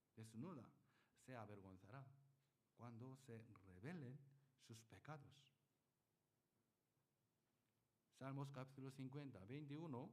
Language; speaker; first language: Spanish; non-native, learner; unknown